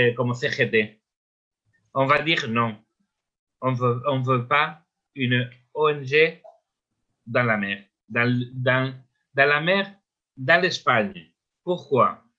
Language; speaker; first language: French; non-native, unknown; Spanish